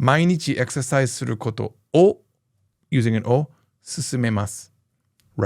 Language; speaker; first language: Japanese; non-native, fluent; English